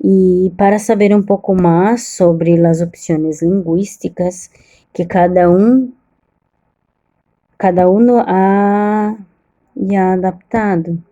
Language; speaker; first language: Spanish; non-native, learner; Portuguese